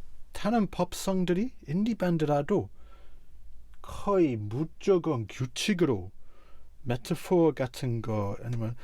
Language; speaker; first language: Korean; non-native, fluent; English